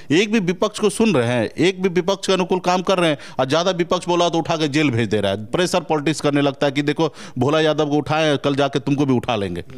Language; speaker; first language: Hindi; native; Hindi